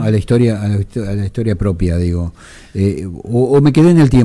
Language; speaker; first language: Spanish; native; Spanish